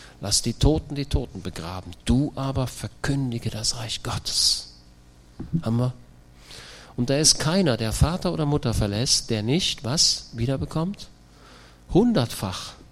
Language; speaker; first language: German; native; German